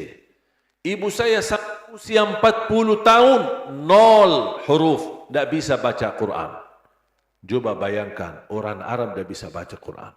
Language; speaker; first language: Indonesian; non-native, fluent; Arabic